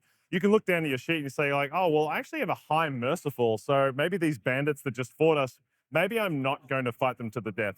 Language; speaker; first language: English; native; English